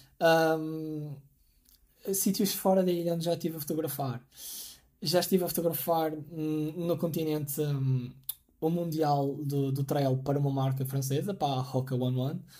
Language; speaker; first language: Portuguese; native; Portuguese